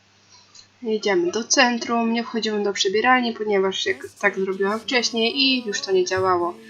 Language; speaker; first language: Polish; native; Polish